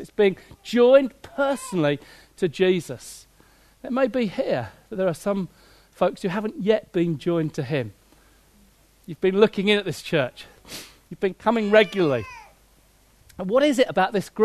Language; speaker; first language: English; native; English